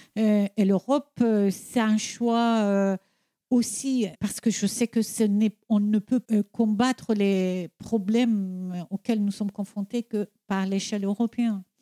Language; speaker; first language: French; non-native, fluent; Persian